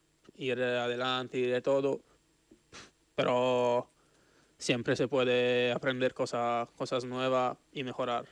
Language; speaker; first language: Spanish; non-native, fluent; Italian